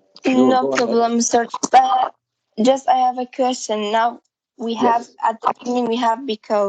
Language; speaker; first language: English; non-native, learner; Central Kurdish